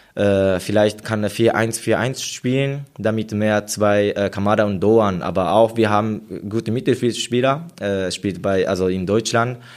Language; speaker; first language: German; non-native, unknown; Japanese